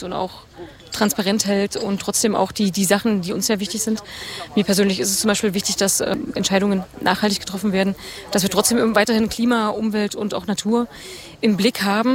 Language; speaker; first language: German; native; German